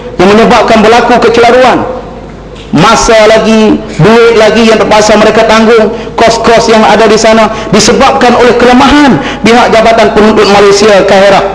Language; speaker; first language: Malay; native; Malay